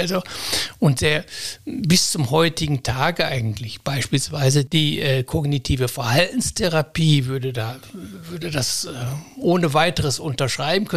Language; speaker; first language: German; native; German